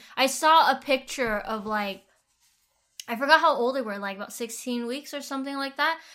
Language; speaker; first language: English; non-native, fluent; Vietnamese